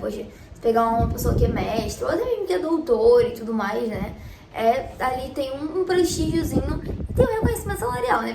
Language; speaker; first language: Portuguese; native; Portuguese